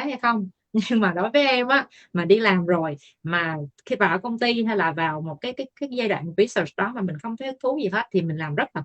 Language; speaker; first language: Vietnamese; native; Vietnamese